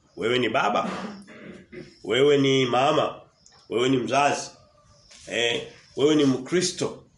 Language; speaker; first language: Swahili; native; Swahili